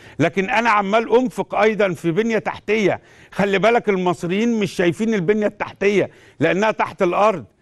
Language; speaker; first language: Arabic; native; Arabic